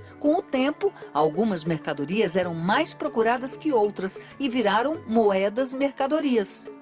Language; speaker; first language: Portuguese; native; Portuguese